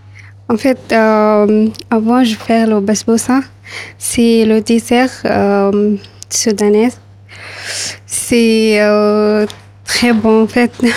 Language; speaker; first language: French; non-native, learner; Arabic